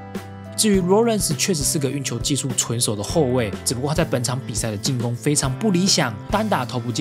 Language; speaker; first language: Chinese; native; Chinese